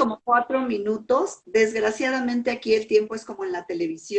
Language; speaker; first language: Spanish; native; Spanish